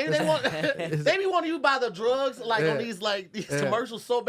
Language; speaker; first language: English; native; English